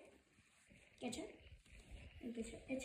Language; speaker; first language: Spanish; native; Spanish